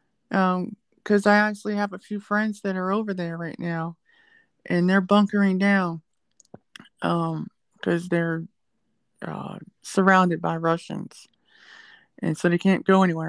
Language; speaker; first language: English; native; English